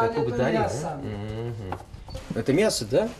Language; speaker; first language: Russian; non-native, learner; Korean